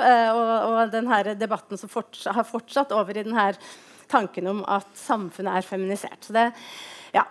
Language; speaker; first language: Norwegian; native; Norwegian